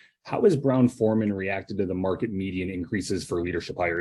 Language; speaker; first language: English; native; English